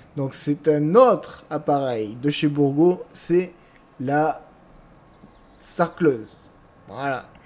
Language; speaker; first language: French; native; French